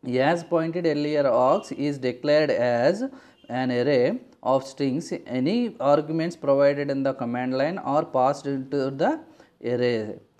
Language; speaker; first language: English; non-native, local second language; Telugu